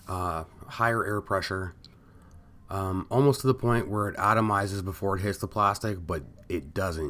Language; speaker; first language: English; native; English